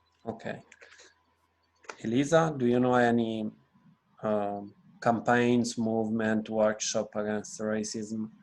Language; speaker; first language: English; non-native, fluent; Italian